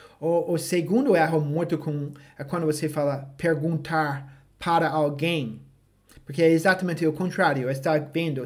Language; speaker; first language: Portuguese; non-native, fluent; English